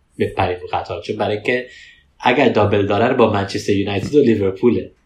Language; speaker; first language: Persian; early bilingual, heritage; Persian